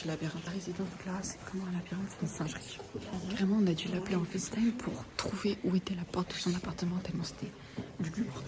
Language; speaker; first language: French; native; French